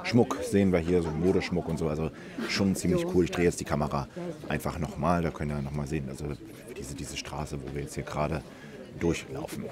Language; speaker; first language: German; native; German